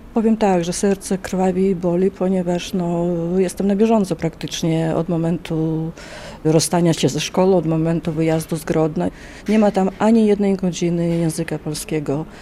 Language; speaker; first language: Polish; early bilingual, heritage; Polish